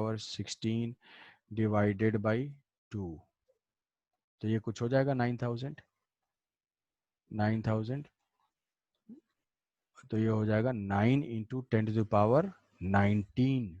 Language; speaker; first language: Hindi; native; Hindi